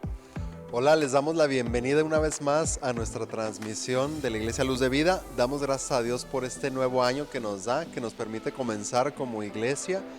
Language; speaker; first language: Spanish; native; Spanish